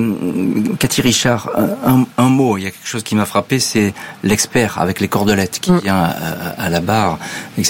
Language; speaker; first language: French; native; French